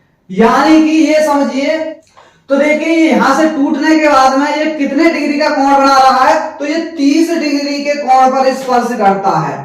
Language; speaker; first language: Hindi; native; Hindi